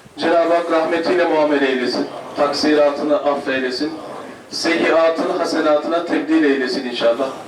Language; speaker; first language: Turkish; native; Turkish